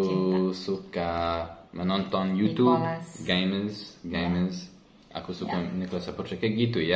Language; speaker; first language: Indonesian; non-native, learner; English